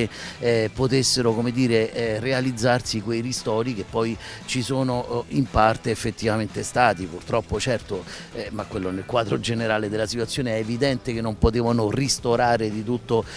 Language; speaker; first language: Italian; native; Italian